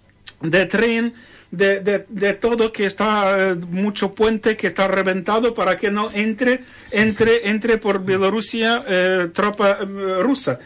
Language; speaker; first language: Spanish; non-native, learner; Ukrainian